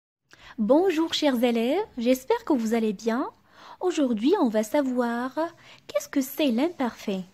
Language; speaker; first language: French; non-native, local second language; Arabic